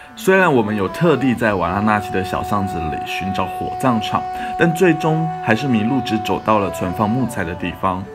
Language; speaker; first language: Chinese; native; Chinese